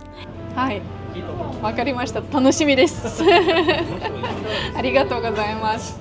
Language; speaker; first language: Japanese; non-native, fluent; Russian